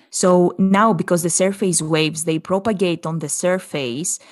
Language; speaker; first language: English; non-native, fluent; Greek